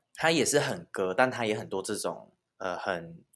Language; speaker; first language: Chinese; non-native, local second language; Min Nan Chinese